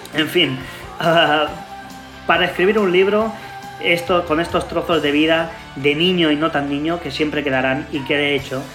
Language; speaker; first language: Spanish; native; Spanish